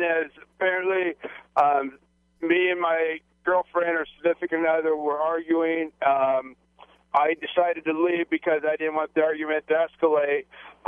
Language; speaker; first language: English; non-native, fluent; Greek